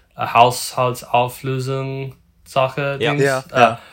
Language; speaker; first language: German; non-native, learner; English